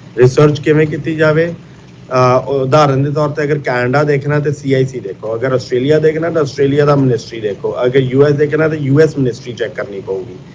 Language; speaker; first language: Punjabi; early bilingual, heritage; Punjabi